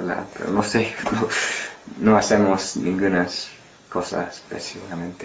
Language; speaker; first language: Spanish; non-native, learner; English